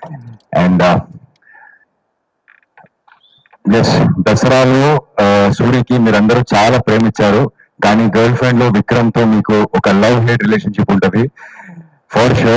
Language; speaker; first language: Telugu; non-native, fluent; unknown